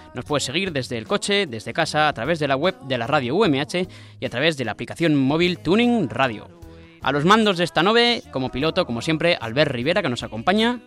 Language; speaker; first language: Spanish; native; Spanish